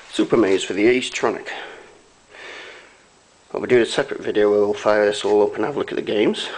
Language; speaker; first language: English; native; English